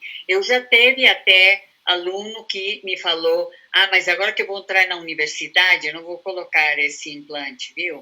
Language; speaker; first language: Portuguese; non-native, fluent; Spanish